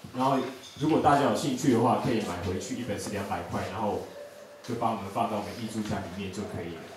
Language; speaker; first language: Chinese; native; Chinese